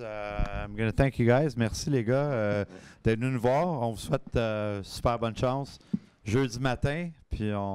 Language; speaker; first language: French; native; French